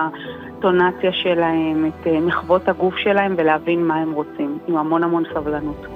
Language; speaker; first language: Hebrew; native; Hebrew